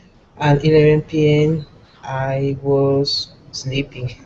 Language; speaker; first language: English; non-native, learner; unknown